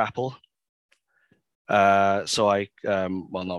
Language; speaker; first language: English; native; English